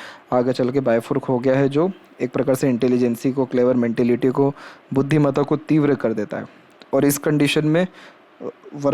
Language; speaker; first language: Hindi; native; Hindi